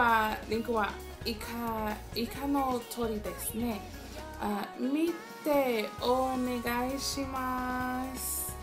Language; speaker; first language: Japanese; non-native, learner; English